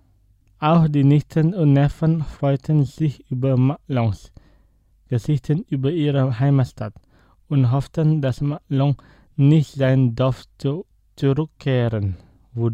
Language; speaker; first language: German; non-native, fluent; Indonesian